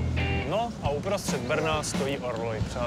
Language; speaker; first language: Czech; native; Czech